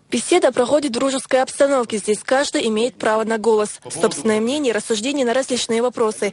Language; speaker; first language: Russian; native; Russian